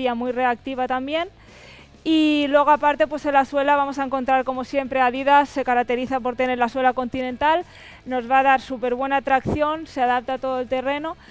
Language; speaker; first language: Spanish; native; Spanish